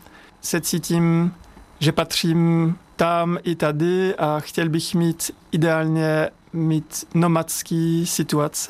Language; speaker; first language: Czech; non-native, learner; French